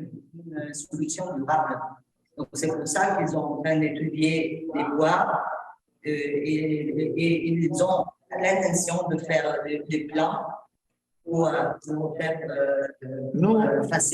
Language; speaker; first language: French; non-native, fluent; Italian